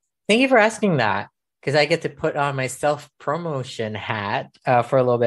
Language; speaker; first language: English; native; English